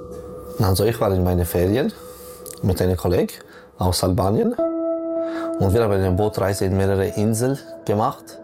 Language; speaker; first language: German; non-native, local second language; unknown